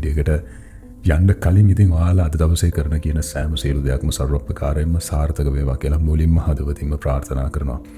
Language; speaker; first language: Sinhala; non-native, local second language; Tamil